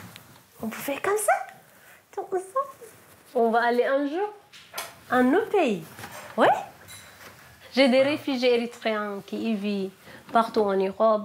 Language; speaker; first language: French; non-native, learner; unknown